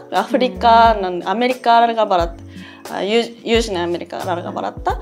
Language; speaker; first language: Kyrgyz; non-native, fluent; Japanese